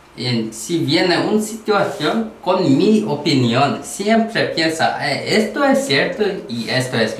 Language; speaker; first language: Spanish; non-native, learner; Korean